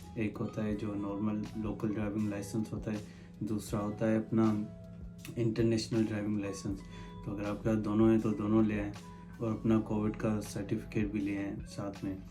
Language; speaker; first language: Urdu; non-native, local second language; Sindhi